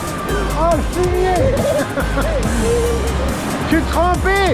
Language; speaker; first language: French; native; French